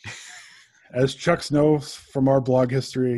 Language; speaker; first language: English; native; English